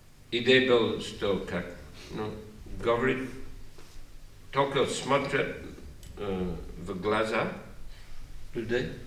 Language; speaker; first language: Russian; non-native, learner; English